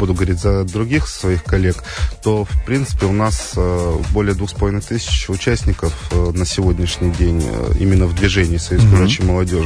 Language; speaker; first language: Russian; native; Russian